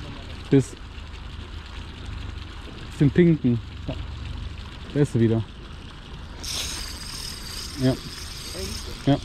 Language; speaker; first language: German; native; German